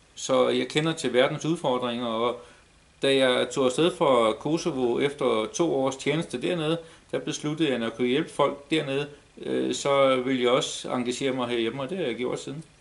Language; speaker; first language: Danish; native; Danish